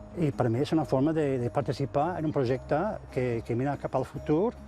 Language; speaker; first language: Catalan; non-native, fluent; English